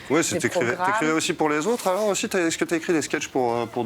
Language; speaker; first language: French; native; French